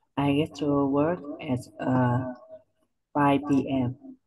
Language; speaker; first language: English; non-native, learner; Vietnamese